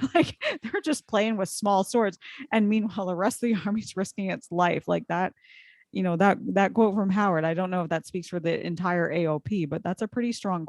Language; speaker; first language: English; native; English